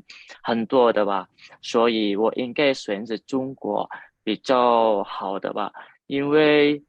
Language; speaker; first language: Chinese; non-native, learner; Indonesian